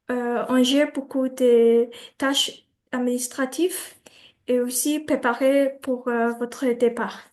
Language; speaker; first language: French; non-native, learner; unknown